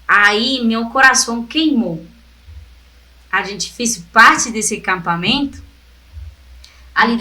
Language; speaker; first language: Portuguese; non-native, fluent; Spanish